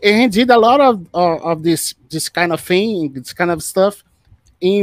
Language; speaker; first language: English; non-native, fluent; Portuguese